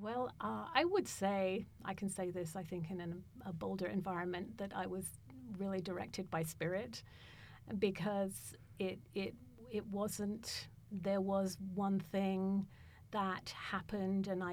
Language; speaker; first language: English; native; English